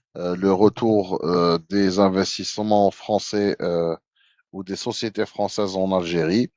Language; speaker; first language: French; non-native, local second language; Arabic